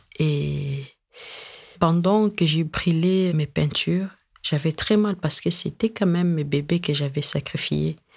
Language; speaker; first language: French; non-native, local second language; Lingala